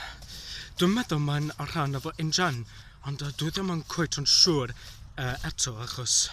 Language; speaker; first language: Welsh; non-native, learner; English